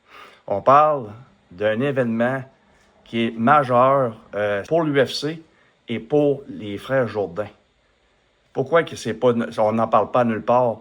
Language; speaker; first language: French; native; French